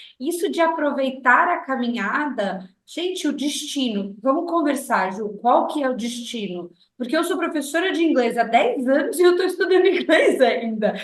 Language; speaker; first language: Portuguese; native; Portuguese